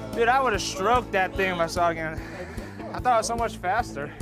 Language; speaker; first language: English; native; English